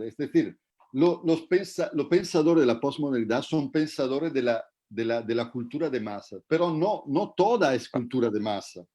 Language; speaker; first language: Spanish; non-native, fluent; Italian